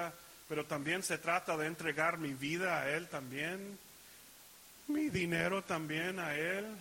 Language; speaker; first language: Spanish; early bilingual, heritage; Spanish